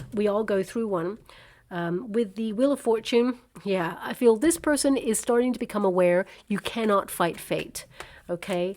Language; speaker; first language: English; native; English